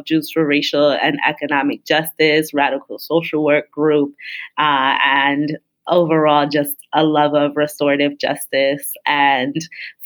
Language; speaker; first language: English; native; English